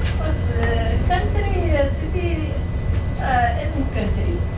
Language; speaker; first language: English; non-native, learner; Arabic